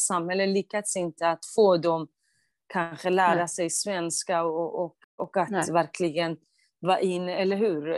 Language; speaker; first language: Swedish; non-native, fluent; Kurdish